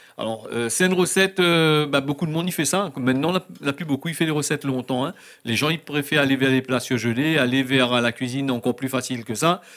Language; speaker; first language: French; native; French